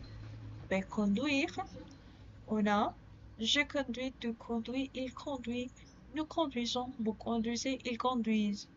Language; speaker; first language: French; non-native, learner; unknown